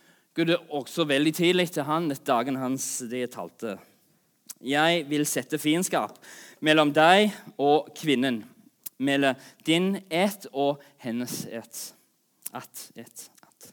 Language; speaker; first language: Norwegian; non-native, fluent; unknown